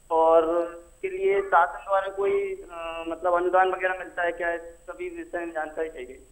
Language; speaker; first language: Hindi; native; Hindi